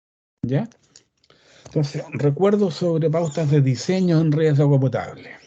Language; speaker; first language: Spanish; native; Spanish